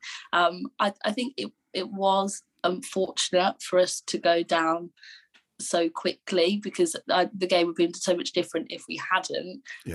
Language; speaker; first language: English; native; English